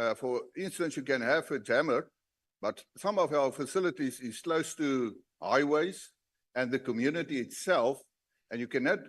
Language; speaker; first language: English; non-native, local second language; Afrikaans